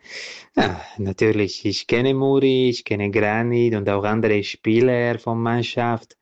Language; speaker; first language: German; non-native, learner; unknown